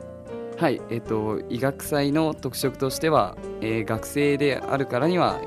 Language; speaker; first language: Japanese; native; Japanese